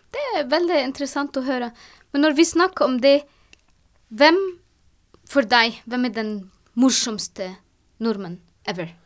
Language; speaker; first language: Norwegian; non-native, fluent; Arabic